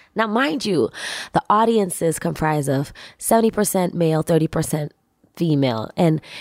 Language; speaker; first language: English; non-native, local second language; Swahili